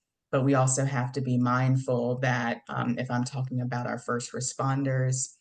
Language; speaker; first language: English; native; English